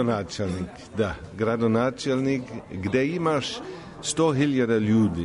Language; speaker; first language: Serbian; non-native, fluent; English